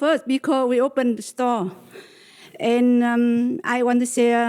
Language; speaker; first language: English; non-native, learner; Vietnamese